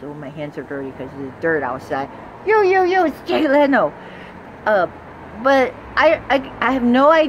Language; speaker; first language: English; non-native, fluent; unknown